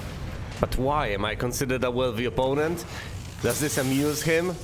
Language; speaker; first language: English; native; English